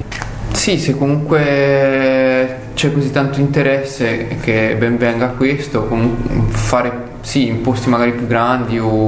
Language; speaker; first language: Italian; native; Italian